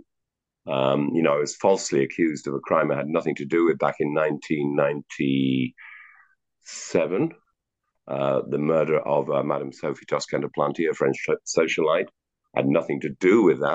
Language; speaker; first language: English; native; English